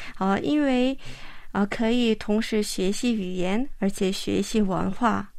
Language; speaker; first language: Chinese; non-native, fluent; Korean